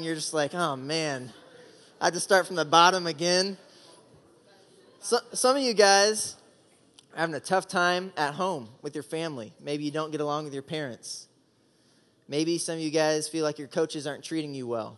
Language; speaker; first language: English; native; English